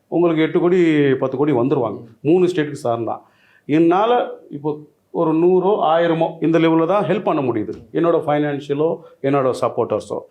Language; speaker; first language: Tamil; non-native, local second language; Telugu